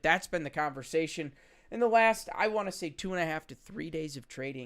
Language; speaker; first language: English; native; English